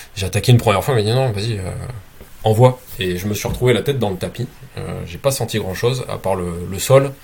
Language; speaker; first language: French; native; French